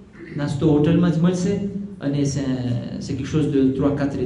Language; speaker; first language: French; non-native, local second language; Gujarati